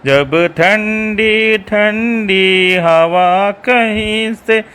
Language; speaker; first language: Hindi; non-native, local second language; Malayalam